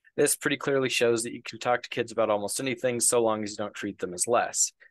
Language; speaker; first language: English; native; English